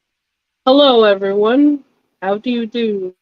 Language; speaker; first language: English; native; English